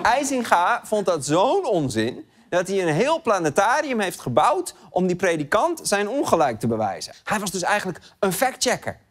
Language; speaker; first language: Dutch; native; Dutch